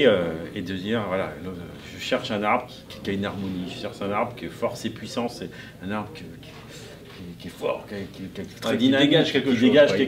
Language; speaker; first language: French; native; French